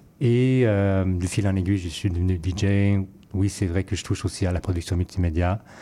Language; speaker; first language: French; non-native, fluent; English